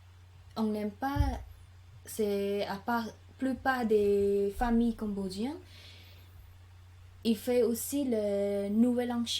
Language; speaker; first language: French; non-native, learner; Khmer